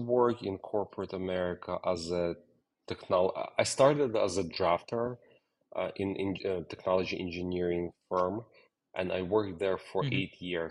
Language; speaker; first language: English; non-native, fluent; Ukrainian